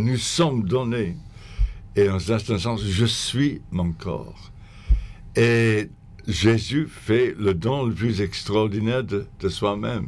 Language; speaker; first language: French; non-native, fluent; English